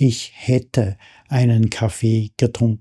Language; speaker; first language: German; non-native, fluent; English